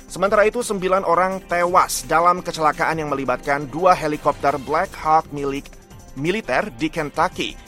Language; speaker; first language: Indonesian; native; Indonesian